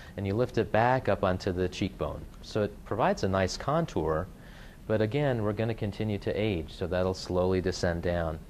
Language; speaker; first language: English; native; English